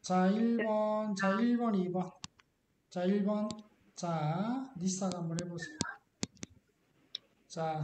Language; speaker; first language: Korean; native; Korean